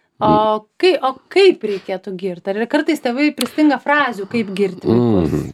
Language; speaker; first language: Lithuanian; native; Lithuanian